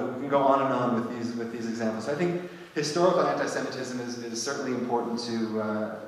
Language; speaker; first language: English; native; English